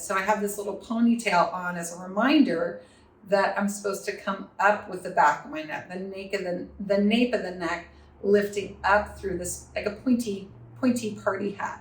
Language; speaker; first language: English; native; English